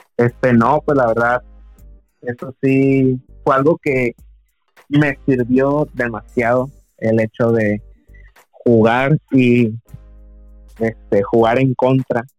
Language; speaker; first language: Spanish; native; Spanish